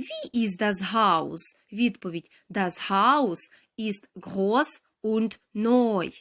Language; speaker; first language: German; non-native, fluent; Ukrainian